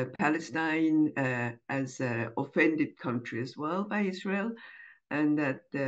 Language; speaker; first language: English; non-native, fluent; German